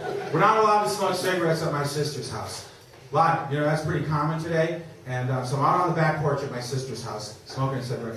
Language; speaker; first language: English; native; English